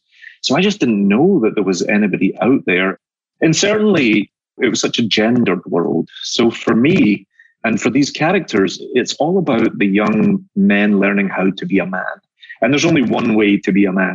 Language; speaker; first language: English; native; English